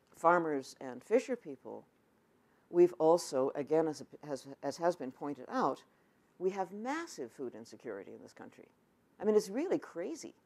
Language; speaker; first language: English; native; English